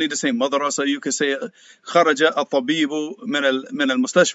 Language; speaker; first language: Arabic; non-native, fluent; English